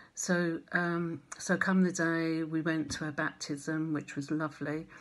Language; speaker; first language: English; native; English